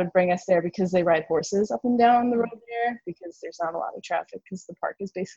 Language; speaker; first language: English; native; English